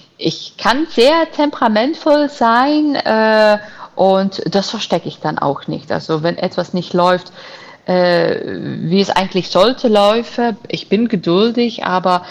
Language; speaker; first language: German; non-native, fluent; Italian